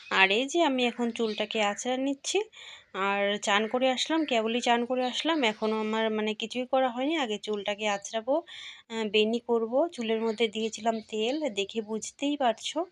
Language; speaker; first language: Bangla; non-native, local second language; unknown